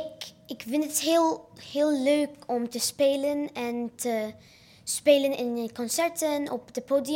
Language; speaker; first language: Dutch; non-native, learner; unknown